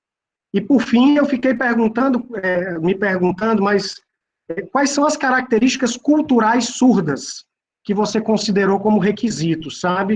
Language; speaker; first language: Portuguese; native; Portuguese